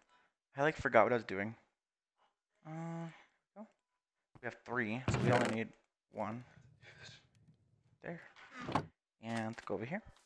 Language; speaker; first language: English; native; English